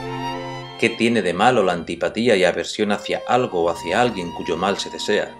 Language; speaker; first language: Spanish; native; Spanish